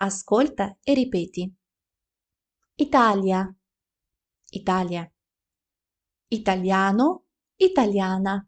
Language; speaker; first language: Italian; non-native, fluent; Ukrainian